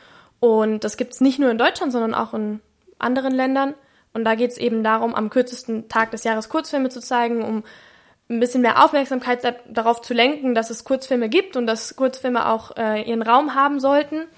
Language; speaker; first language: German; native; German